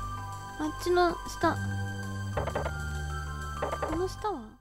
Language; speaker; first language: Japanese; native; Japanese